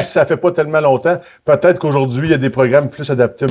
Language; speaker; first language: French; native; French